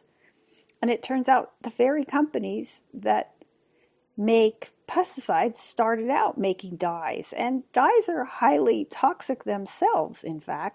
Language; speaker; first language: English; native; English